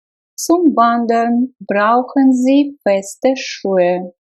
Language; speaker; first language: German; non-native, fluent; Russian